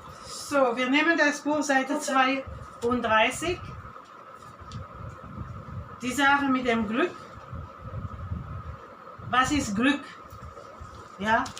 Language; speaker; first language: German; non-native, fluent; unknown